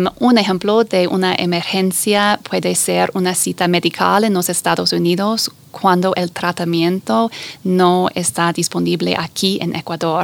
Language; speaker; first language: Spanish; non-native, fluent; English